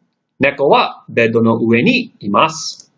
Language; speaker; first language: Japanese; non-native, fluent; English